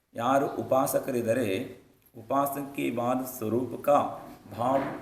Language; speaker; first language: Hindi; non-native, local second language; Kannada